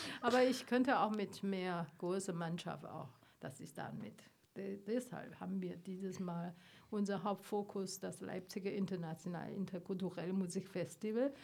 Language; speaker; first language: German; non-native, learner; Chinese